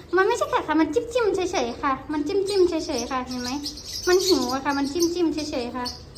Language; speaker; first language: Thai; native; Thai